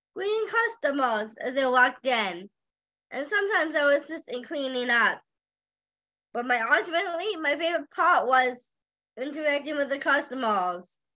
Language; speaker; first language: English; native; English